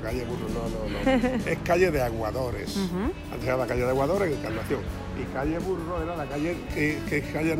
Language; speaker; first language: Spanish; native; Spanish